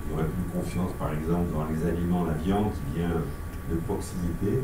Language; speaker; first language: French; native; French